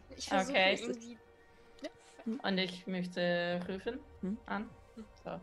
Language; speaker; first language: German; non-native, learner; English